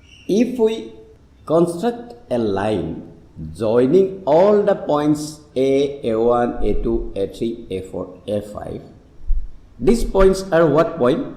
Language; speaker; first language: English; non-native, local second language; Assamese